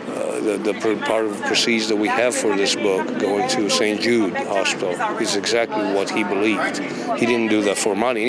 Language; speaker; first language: English; non-native, fluent; Romanian